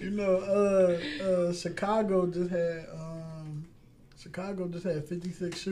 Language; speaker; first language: English; native; English